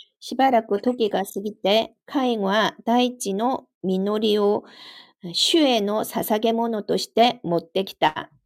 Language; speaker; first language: Japanese; non-native, fluent; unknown